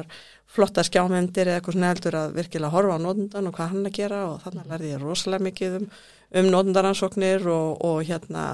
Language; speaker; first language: Icelandic; native; Icelandic